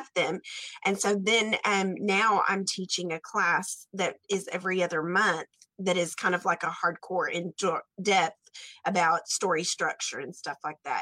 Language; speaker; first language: English; native; English